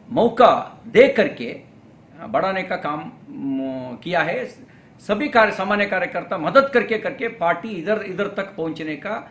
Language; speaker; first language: Hindi; non-native, local second language; Kannada